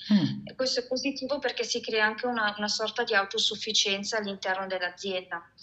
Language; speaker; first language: Italian; native; Italian